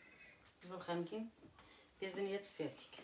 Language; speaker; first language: German; non-native, learner; Central Kurdish